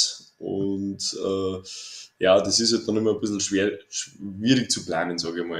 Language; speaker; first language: German; native; German